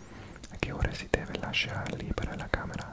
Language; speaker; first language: Italian; non-native, learner; English